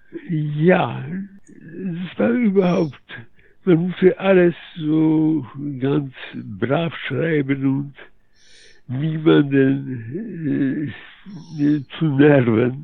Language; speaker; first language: German; non-native, fluent; Polish